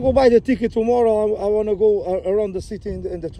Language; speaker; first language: English; non-native, learner; Portuguese